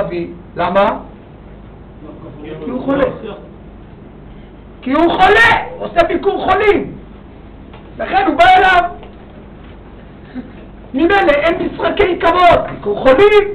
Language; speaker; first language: Hebrew; native; Hebrew